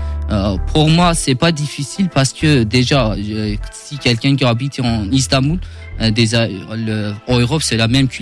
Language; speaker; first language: French; non-native, learner; Kurdish